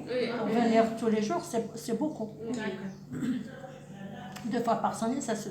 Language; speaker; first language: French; non-native, local second language; Arabic